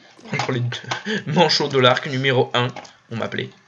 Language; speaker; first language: French; native; French